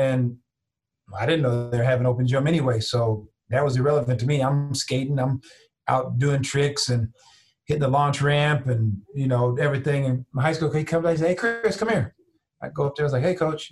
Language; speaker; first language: English; native; English